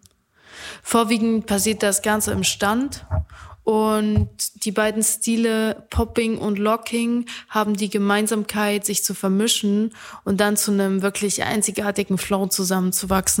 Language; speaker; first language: German; native; German